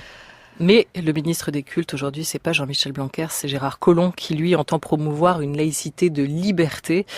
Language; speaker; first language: French; native; French